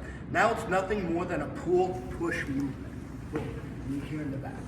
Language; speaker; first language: English; native; English